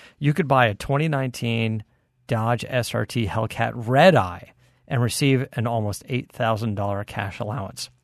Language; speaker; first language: English; native; English